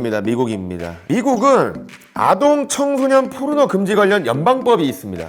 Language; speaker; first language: Korean; native; Korean